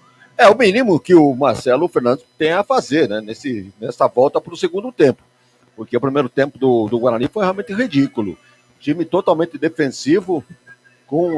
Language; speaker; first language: Portuguese; native; Portuguese